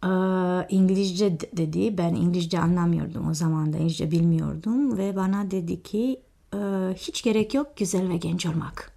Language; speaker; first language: Turkish; non-native, fluent; Romanian